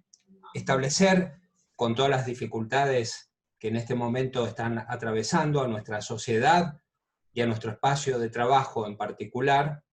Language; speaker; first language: Spanish; native; Spanish